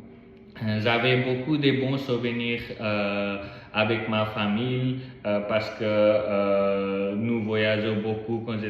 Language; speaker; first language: French; non-native, learner; Nepali